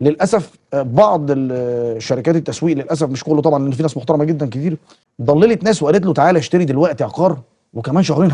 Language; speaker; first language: Arabic; native; Arabic